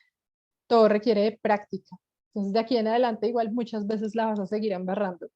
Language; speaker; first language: Spanish; native; Spanish